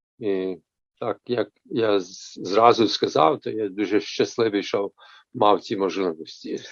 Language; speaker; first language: Ukrainian; early bilingual, heritage; Ukrainian